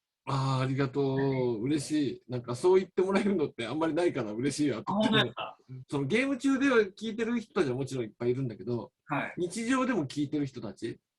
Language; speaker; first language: Japanese; native; Japanese